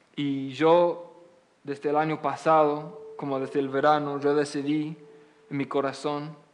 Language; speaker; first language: Spanish; non-native, fluent; English